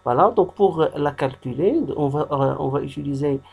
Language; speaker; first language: French; non-native, local second language; Arabic